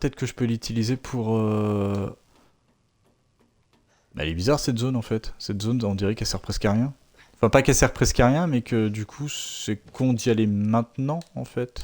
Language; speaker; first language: French; native; French